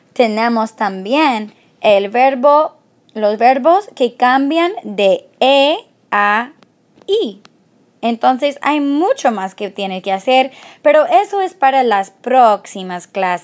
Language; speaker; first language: Spanish; non-native, fluent; English